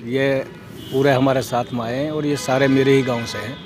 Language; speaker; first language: Hindi; native; Hindi